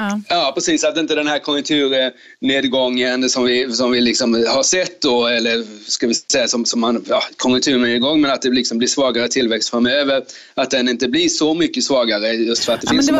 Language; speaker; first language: Swedish; native; Swedish